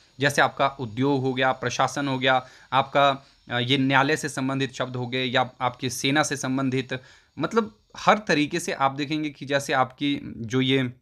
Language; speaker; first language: Hindi; native; Hindi